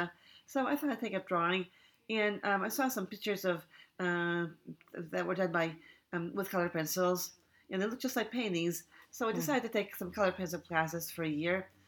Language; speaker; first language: English; native; English